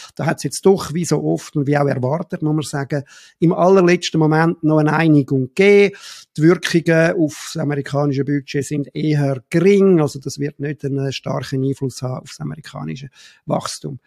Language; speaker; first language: German; native; German